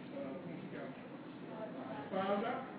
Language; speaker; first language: Italian; non-native, learner; Romanian